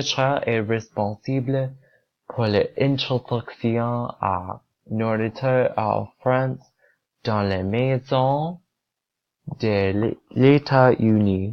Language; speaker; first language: French; non-native, learner; English